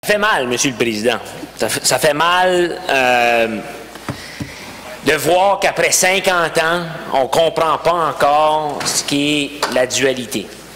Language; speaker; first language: French; native; French